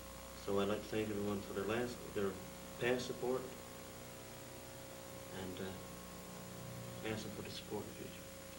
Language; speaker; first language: English; native; English